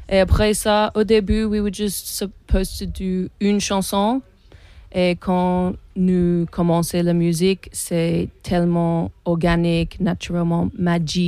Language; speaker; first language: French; non-native, learner; English